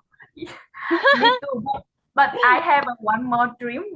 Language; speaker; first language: English; non-native, learner; Vietnamese